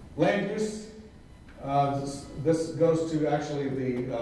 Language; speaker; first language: English; native; English